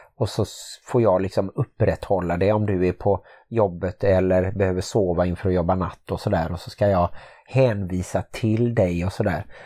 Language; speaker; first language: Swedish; native; Swedish